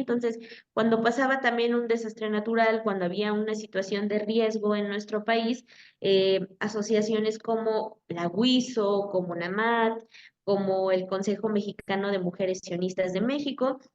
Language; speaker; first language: Spanish; native; Spanish